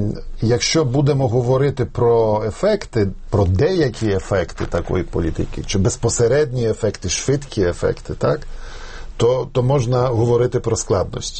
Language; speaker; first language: Ukrainian; non-native, fluent; Polish